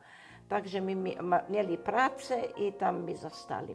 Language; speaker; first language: Polish; non-native, local second language; German